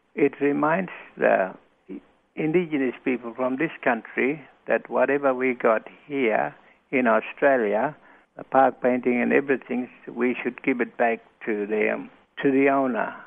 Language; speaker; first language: English; non-native, local second language; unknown